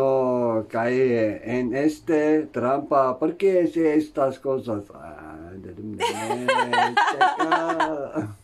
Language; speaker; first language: Spanish; non-native, learner; Turkish